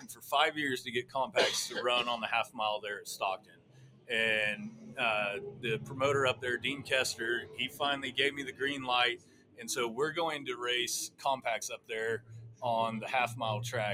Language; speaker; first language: English; native; English